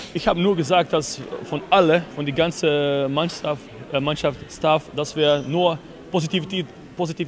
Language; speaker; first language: German; non-native, fluent; Dutch